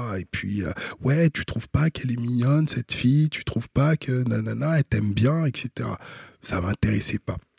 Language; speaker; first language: French; early bilingual, other home language; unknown